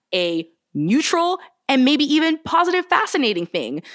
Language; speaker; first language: English; early bilingual, other home language; Bulgarian